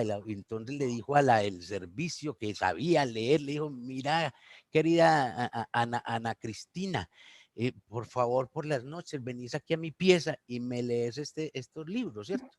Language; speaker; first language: Spanish; native; Spanish